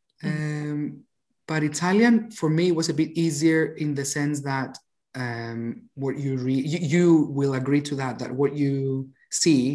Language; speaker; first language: English; non-native, fluent; Greek